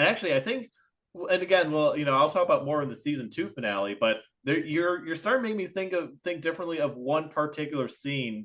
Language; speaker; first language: English; native; English